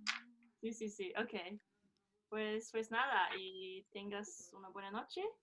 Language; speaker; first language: Spanish; non-native, learner; English